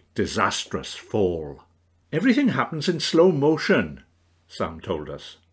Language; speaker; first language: English; native; English